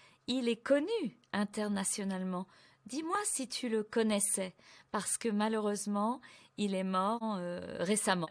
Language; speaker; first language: French; native; French